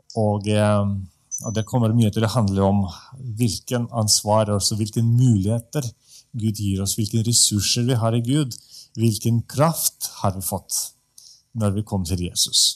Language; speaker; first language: Norwegian; non-native, fluent; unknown